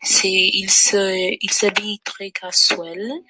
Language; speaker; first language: French; non-native, learner; English